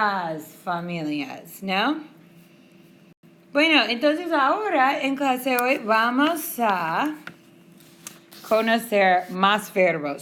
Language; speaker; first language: Spanish; non-native, fluent; English